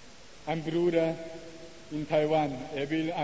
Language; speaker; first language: German; non-native, learner; Chinese